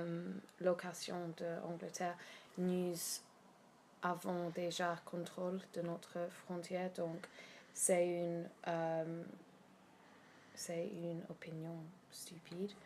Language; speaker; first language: French; non-native, learner; English